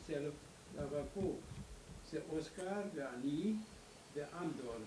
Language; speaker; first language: Hebrew; non-native, learner; German